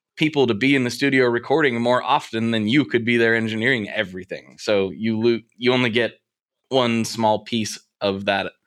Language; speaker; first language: English; native; English